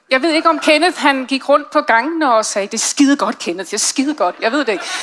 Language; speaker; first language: Danish; non-native, fluent; English